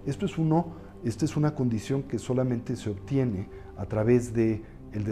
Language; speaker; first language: Spanish; native; Spanish